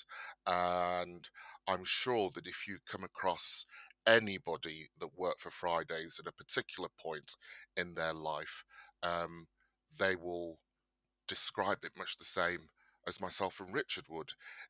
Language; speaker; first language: English; native; English